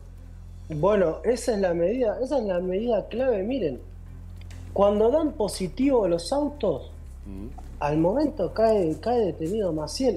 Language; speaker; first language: Spanish; native; Spanish